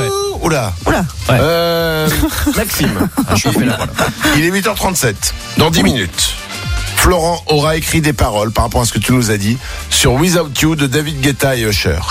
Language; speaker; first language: French; native; French